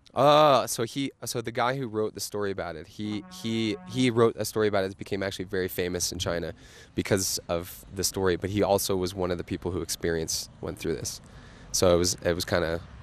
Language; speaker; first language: English; native; English